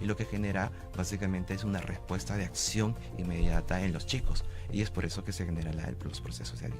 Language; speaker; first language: Spanish; native; Spanish